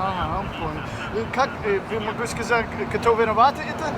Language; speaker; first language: Russian; non-native, learner; English